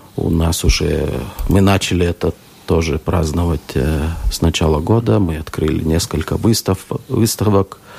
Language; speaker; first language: Russian; non-native, local second language; Lithuanian